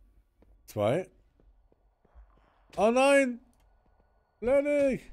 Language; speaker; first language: German; native; German